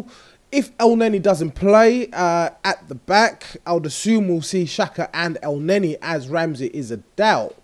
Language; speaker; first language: English; native; English